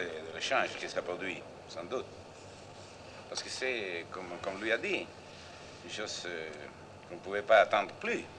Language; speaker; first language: French; non-native, learner; Spanish